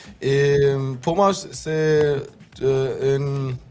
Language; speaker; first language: French; non-native, learner; German